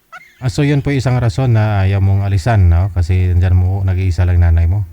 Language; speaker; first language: Filipino; native; Filipino